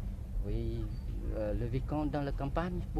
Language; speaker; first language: French; non-native, learner; Vietnamese